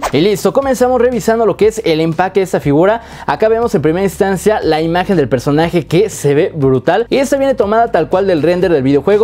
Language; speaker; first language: Spanish; native; Spanish